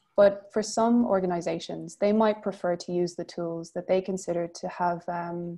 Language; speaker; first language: English; native; English